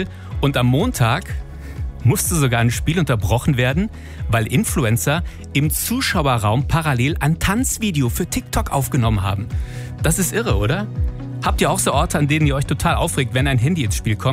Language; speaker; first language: German; native; German